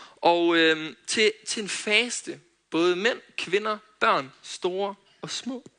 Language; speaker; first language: Danish; native; Danish